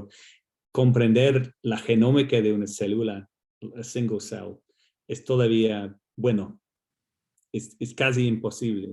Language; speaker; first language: Spanish; non-native, fluent; English